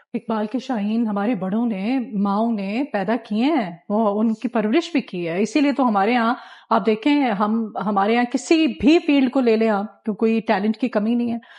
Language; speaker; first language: Urdu; native; Urdu